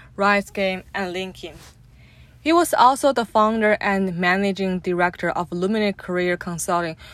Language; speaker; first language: English; non-native, fluent; Chinese